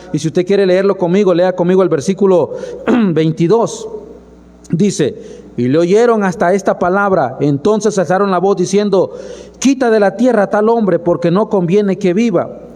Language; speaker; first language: Spanish; native; Spanish